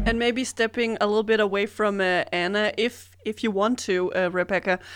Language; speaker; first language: English; non-native, fluent; Danish